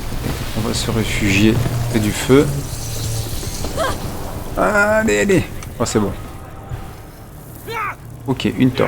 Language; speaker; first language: French; native; French